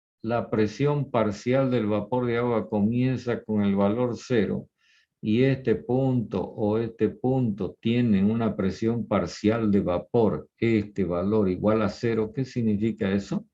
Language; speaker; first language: Spanish; native; Spanish